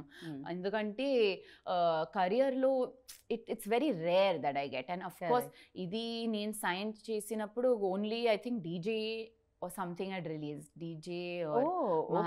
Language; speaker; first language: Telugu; non-native, learner; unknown